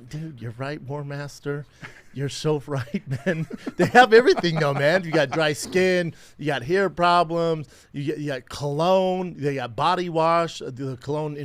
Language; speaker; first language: English; native; English